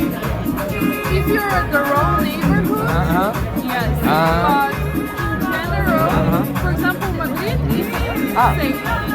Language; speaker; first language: English; non-native, learner; Korean